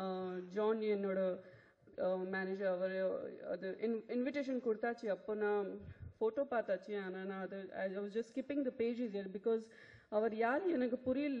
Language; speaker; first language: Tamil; non-native, learner; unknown